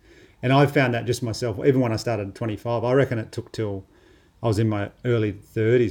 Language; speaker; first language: English; native; English